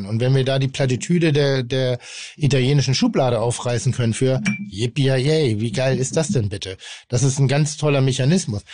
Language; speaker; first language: German; native; German